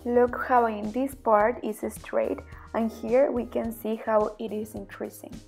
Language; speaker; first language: English; non-native, fluent; Spanish